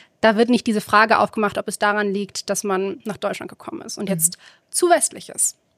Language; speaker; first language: German; early bilingual, other home language; Arabic